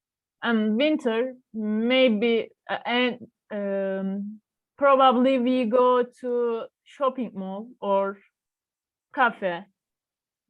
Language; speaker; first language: English; non-native, learner; Turkish